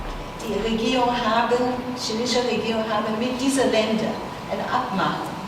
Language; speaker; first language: German; non-native, fluent; Chinese